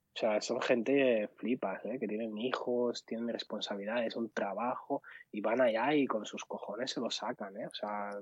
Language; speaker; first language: Spanish; early bilingual, other home language; Arabic